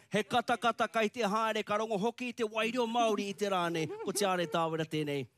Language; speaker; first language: Māori; non-native, local second language; English